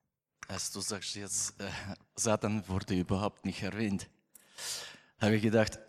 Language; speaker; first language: German; non-native, learner; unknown